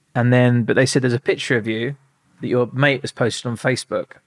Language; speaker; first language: English; native; English